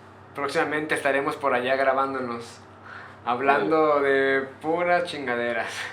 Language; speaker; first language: Spanish; native; Spanish